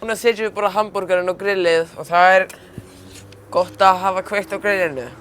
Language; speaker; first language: Icelandic; native; Icelandic